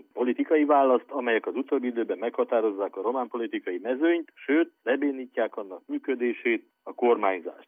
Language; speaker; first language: Hungarian; native; Hungarian